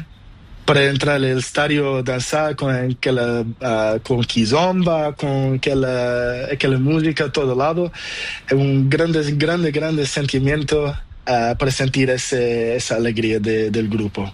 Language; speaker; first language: Spanish; non-native, learner; Portuguese